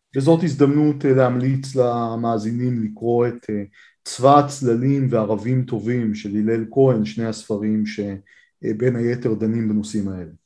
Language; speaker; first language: Hebrew; native; Hebrew